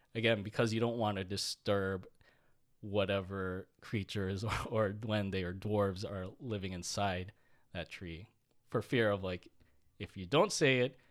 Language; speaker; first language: English; early bilingual, other home language; Filipino